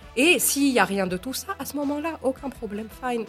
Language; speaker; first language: French; non-native, local second language; Arabic